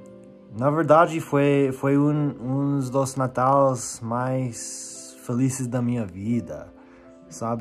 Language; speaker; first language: Portuguese; non-native, fluent; English